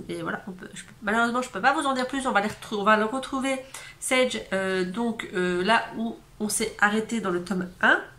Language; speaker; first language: French; native; French